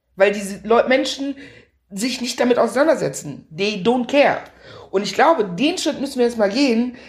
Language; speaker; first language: German; early bilingual, other home language; Akan